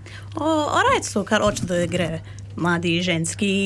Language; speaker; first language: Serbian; early bilingual, heritage; Serbian